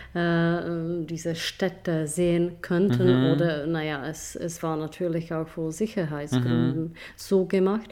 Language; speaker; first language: German; non-native, fluent; Czech